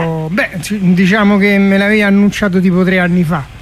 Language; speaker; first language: Italian; native; Italian